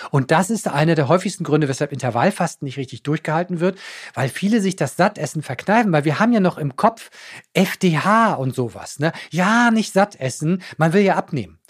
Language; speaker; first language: German; native; German